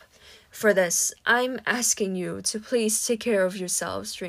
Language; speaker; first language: English; non-native, local second language; Cantonese